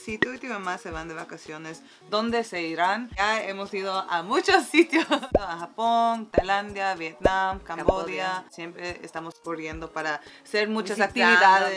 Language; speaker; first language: Spanish; early bilingual, heritage; Spanish